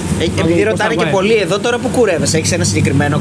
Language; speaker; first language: Greek; native; Greek